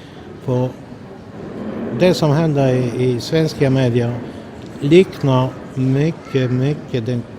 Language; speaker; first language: Swedish; non-native, fluent; Polish